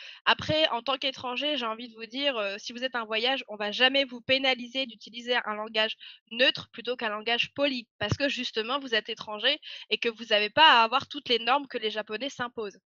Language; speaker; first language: French; native; French